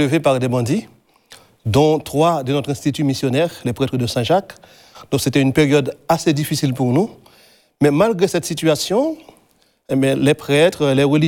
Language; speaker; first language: French; native; French